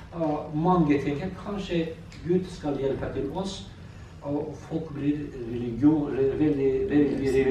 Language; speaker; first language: Norwegian; non-native, learner; Azerbaijani